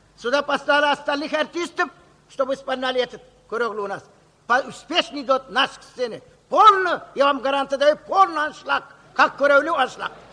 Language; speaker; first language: Russian; non-native, local second language; Uzbek